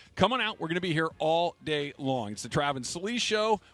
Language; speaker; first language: English; native; English